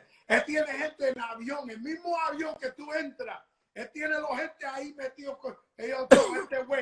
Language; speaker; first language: Spanish; early bilingual, heritage; English